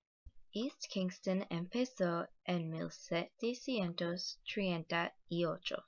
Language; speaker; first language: Spanish; non-native, learner; English